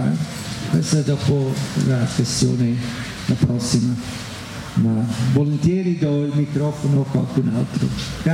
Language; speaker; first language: Italian; non-native, fluent; German